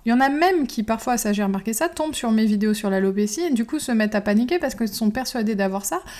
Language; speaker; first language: French; native; French